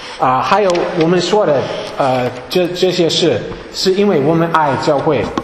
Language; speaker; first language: Chinese; non-native, fluent; English